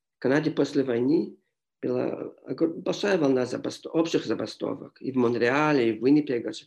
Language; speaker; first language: Russian; non-native, fluent; English